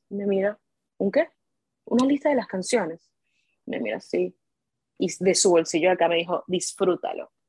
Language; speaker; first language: Spanish; native; Spanish